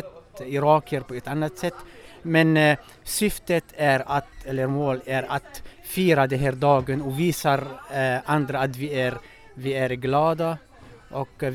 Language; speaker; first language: Swedish; non-native, fluent; Arabic